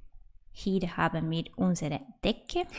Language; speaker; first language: German; non-native, fluent; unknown